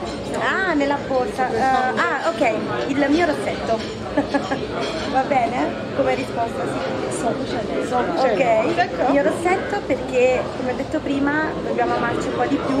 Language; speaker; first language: Italian; native; Italian